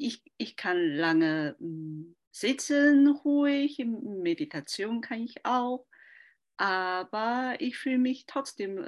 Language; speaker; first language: German; non-native, learner; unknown